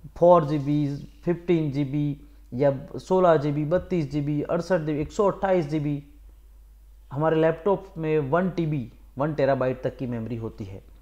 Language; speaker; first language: Hindi; non-native, local second language; Gujarati